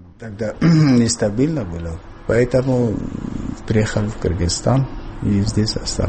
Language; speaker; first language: Russian; non-native, local second language; Persian